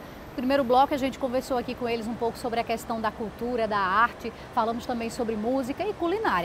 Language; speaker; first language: Portuguese; native; Portuguese